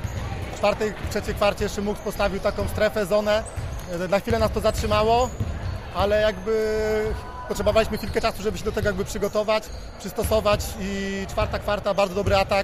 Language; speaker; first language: Polish; native; Polish